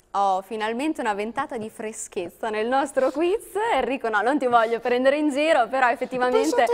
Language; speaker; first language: Italian; native; Italian